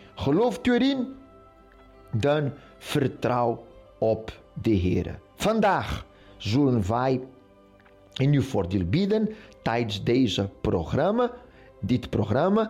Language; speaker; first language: Dutch; non-native, fluent; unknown